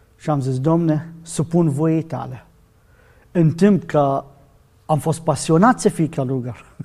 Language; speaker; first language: Romanian; non-native, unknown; Arabic